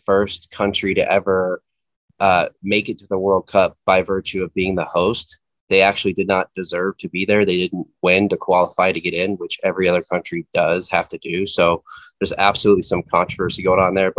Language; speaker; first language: English; native; English